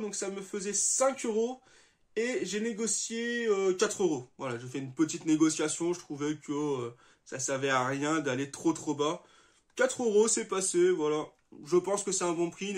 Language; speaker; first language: French; native; French